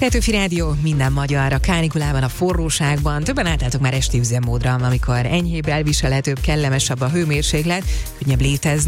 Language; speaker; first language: Hungarian; native; Hungarian